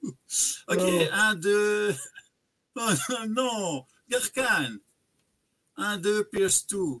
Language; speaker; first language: English; non-native, fluent; French